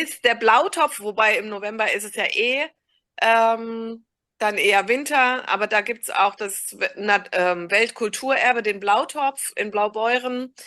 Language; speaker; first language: German; native; German